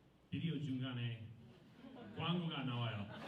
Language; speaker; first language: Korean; non-native, learner; English